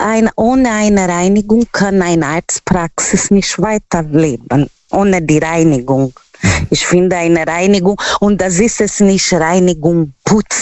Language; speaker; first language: German; non-native, learner; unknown